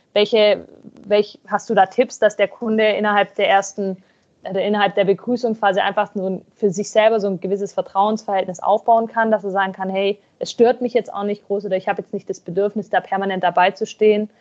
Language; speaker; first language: German; native; German